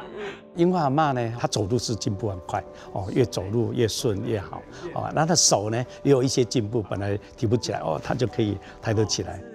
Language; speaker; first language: Chinese; native; Chinese